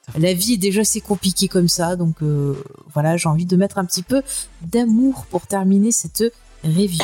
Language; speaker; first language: French; native; French